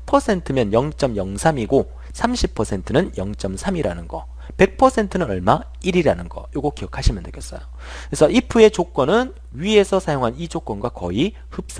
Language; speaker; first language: Korean; native; Korean